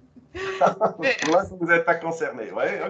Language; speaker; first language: French; non-native, local second language; German